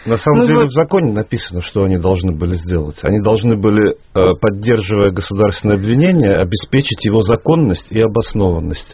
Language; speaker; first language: Russian; native; Russian